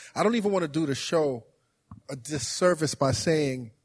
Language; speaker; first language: English; native; English